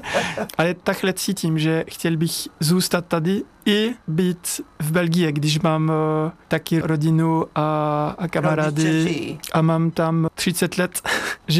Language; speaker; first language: Czech; non-native, learner; French